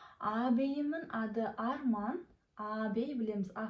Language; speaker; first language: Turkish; non-native, fluent; Kazakh